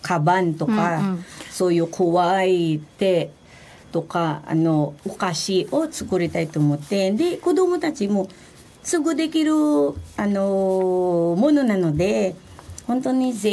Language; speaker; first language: Japanese; non-native, fluent; Filipino